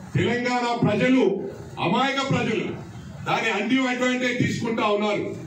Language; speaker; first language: Telugu; native; Telugu